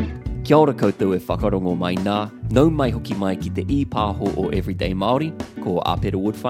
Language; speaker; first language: Māori; non-native, local second language; English